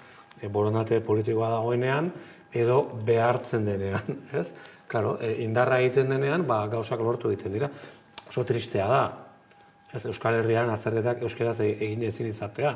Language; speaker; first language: Basque; native; Basque